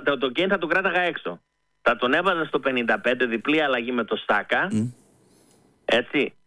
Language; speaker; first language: Greek; early bilingual, heritage; Greek